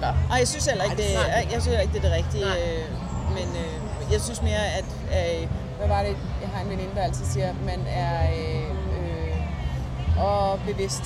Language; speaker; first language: Danish; native; Danish